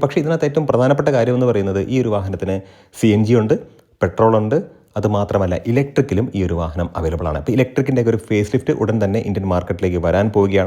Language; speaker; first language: Malayalam; native; Malayalam